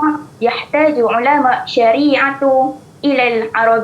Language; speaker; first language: Arabic; non-native, learner; Malay